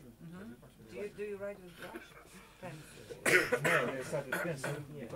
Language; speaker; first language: English; non-native, fluent; Polish